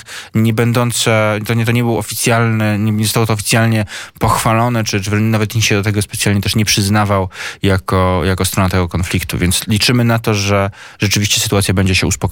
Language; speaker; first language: Polish; native; Polish